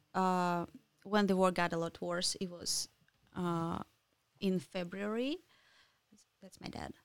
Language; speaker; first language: English; non-native, fluent; Ukrainian